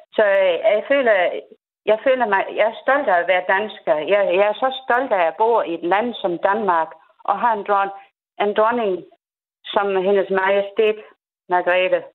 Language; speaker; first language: Danish; non-native, fluent; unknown